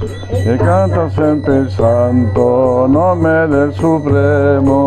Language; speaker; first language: Italian; non-native, learner; Spanish